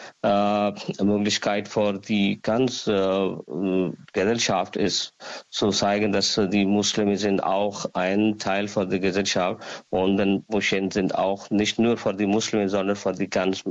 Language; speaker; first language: German; non-native, learner; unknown